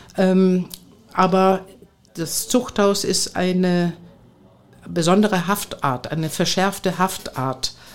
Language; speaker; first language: German; non-native, fluent; Greek